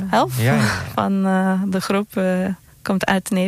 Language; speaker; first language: Dutch; non-native, fluent; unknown